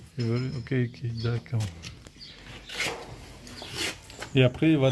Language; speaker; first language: French; non-native, learner; Russian